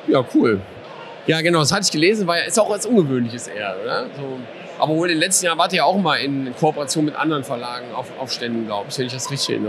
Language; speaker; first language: German; native; German